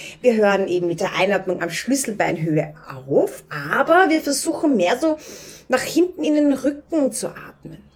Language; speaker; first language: German; native; German